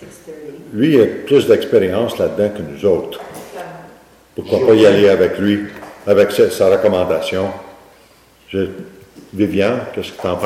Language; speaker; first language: French; native; French